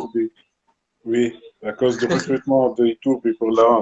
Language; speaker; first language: French; non-native, local second language; Arabic